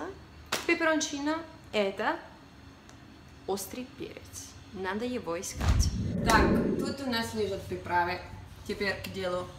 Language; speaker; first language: Russian; non-native, fluent; Italian